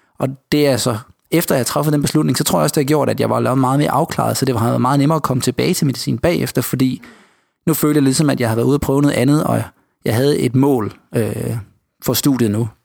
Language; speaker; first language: Danish; native; Danish